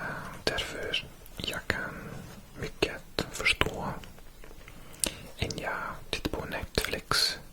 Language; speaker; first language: Swedish; non-native, learner; English